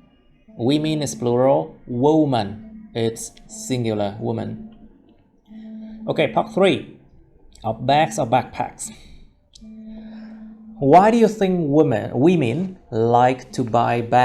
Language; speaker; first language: English; non-native, fluent; Vietnamese